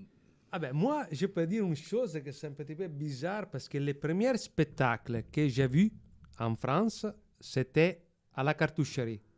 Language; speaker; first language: French; non-native, fluent; Italian